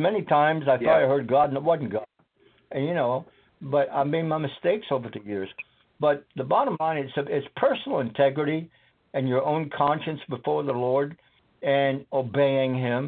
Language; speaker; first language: English; native; English